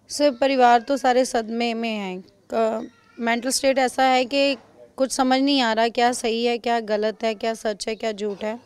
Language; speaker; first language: Hindi; non-native, local second language; Punjabi